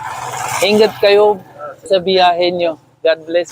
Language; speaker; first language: Filipino; non-native, learner; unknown